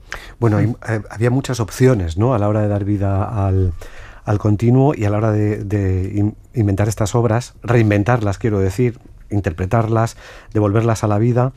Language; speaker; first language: Spanish; native; Spanish